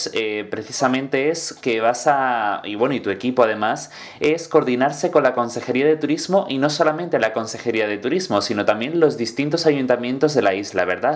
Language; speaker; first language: Spanish; native; Spanish